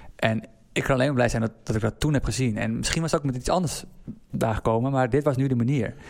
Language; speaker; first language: Dutch; native; Dutch